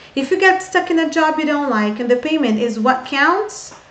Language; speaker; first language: English; non-native, fluent; Portuguese